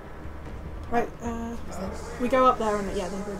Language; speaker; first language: English; native; English